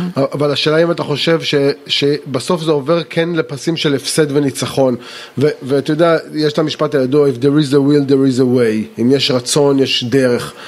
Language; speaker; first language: Hebrew; native; Hebrew